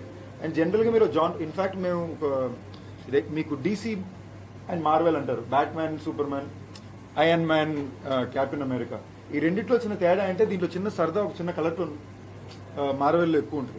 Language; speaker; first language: Telugu; native; Telugu